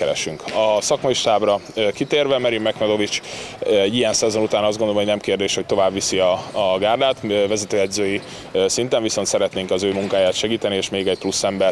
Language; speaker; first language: Hungarian; native; Hungarian